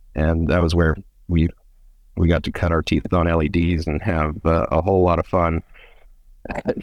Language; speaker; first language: English; native; English